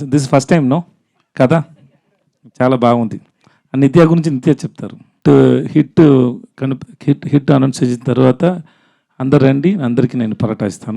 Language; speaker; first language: Telugu; non-native, learner; Tamil